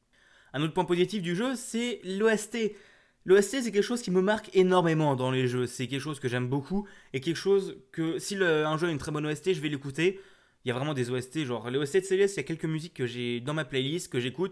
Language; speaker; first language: French; native; French